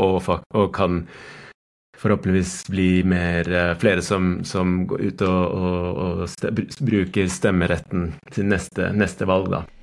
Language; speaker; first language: Norwegian; non-native, fluent; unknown